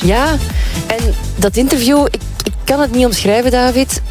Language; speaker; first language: Dutch; native; Dutch